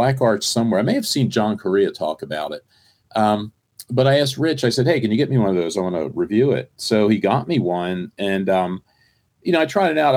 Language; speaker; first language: English; native; English